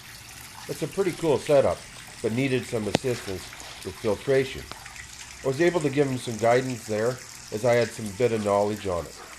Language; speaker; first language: English; native; English